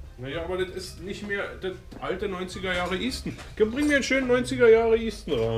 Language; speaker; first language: German; native; German